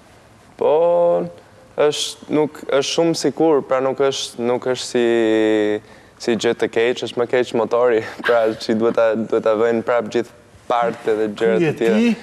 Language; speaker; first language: Albanian; early bilingual, heritage; Albanian